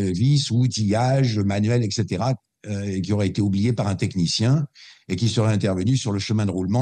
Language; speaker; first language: French; native; French